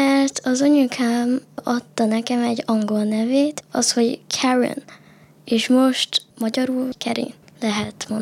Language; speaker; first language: Hungarian; non-native, learner; Chinese